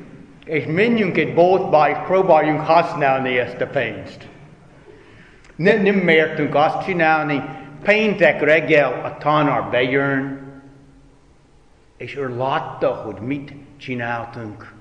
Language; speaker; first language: Hungarian; non-native, fluent; English